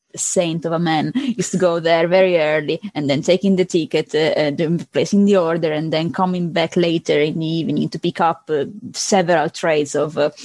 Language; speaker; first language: English; non-native, fluent; Italian